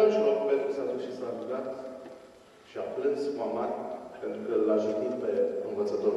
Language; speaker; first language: Romanian; native; Romanian